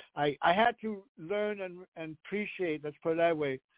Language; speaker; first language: English; non-native, fluent; Danish